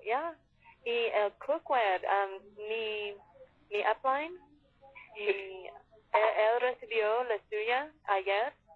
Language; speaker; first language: Spanish; non-native, fluent; English